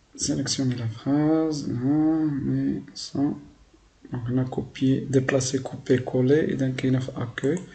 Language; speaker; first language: French; non-native, local second language; Arabic